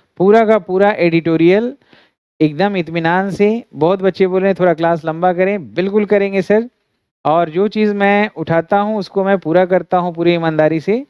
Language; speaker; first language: Hindi; native; Hindi